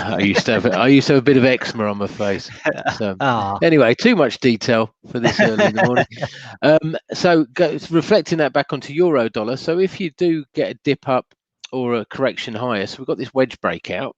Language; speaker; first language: English; native; English